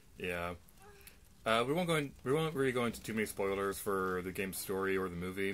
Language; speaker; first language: English; native; English